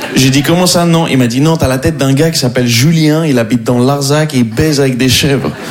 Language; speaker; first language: French; non-native, local second language; Arabic